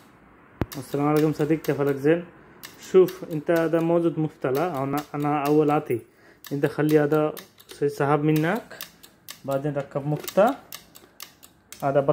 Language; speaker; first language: Arabic; non-native, learner; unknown